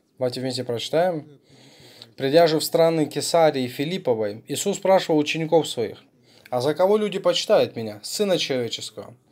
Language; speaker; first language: Russian; non-native, fluent; Korean